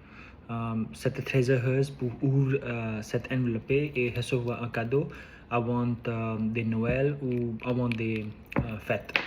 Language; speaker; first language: French; non-native, learner; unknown